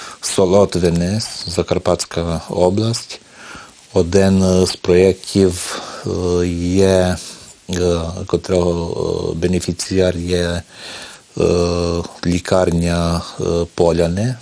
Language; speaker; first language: Ukrainian; early bilingual, heritage; Ukrainian